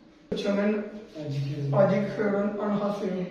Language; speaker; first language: Korean; non-native, learner; Punjabi